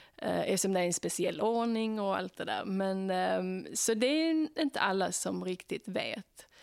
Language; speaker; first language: Swedish; native; Swedish